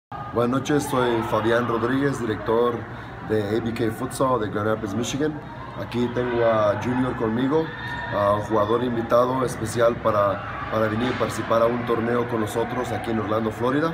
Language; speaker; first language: Spanish; native; Spanish